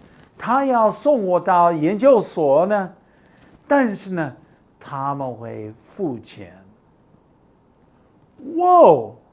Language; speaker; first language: Chinese; non-native, fluent; English